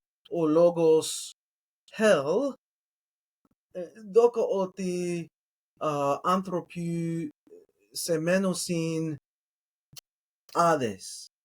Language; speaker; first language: Greek; non-native, learner; English